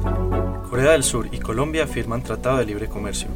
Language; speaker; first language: Spanish; native; Spanish